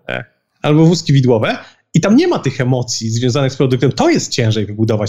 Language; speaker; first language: Polish; native; Polish